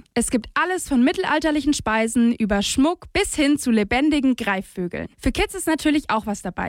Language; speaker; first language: German; native; German